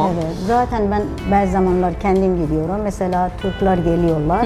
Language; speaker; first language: Turkish; non-native, learner; Persian